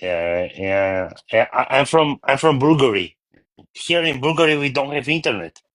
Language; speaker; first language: English; non-native, learner; Bulgarian